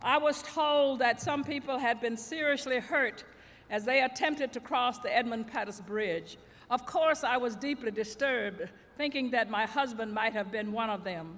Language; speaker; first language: English; native; English